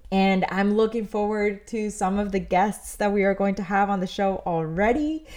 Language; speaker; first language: English; early bilingual, other home language; Spanish